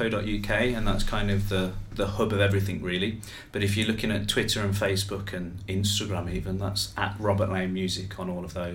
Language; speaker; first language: English; native; English